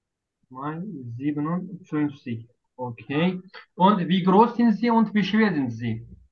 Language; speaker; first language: German; non-native, learner; Turkish